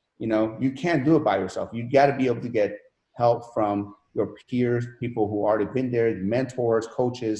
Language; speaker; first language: English; non-native, fluent; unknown